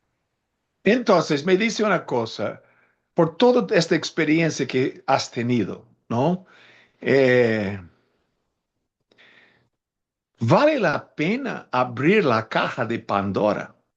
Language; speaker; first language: Spanish; non-native, fluent; English